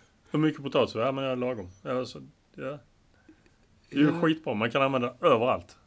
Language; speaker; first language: Swedish; native; Swedish